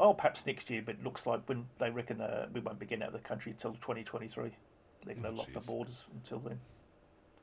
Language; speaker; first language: English; native; English